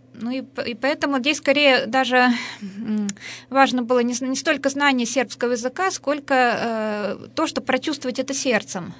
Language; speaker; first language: Russian; native; Russian